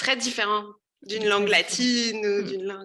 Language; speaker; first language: French; native; French